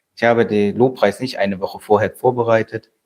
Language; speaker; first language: German; native; German